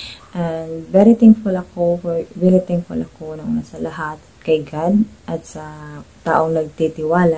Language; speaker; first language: Filipino; native; Filipino